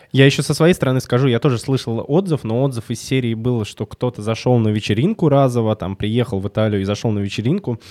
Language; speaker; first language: Russian; native; Russian